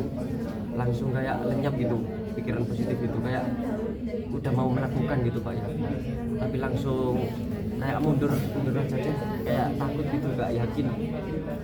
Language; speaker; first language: Indonesian; native; Indonesian